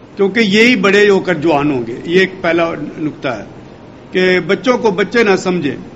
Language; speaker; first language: Urdu; non-native, local second language; Punjabi